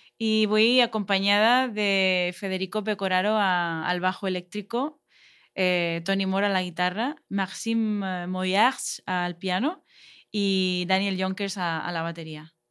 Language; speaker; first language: Spanish; native; Spanish